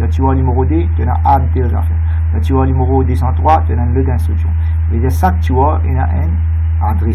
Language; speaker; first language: French; non-native, local second language; Morisyen